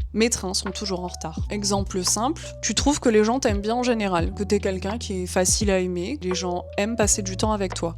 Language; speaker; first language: French; native; French